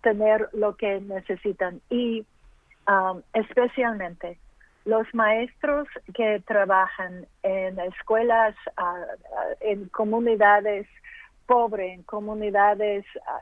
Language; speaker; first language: Spanish; early bilingual, heritage; English